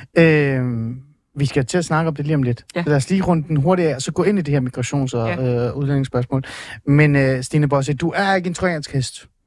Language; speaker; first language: Danish; early bilingual, other home language; Persian